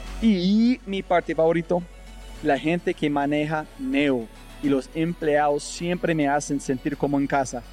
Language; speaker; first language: Spanish; non-native, fluent; English